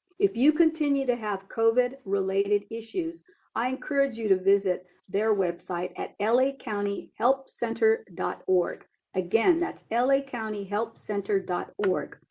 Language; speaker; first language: English; early bilingual, other home language; Spanish